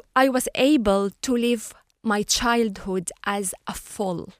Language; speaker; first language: English; non-native, fluent; Arabic